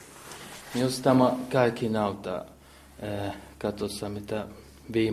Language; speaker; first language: Finnish; non-native, learner; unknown